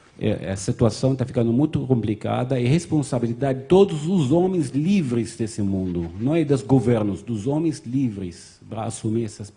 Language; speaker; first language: Portuguese; non-native, fluent; Arabic